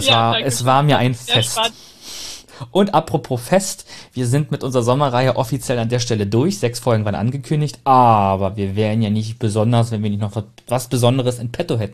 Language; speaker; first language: German; native; German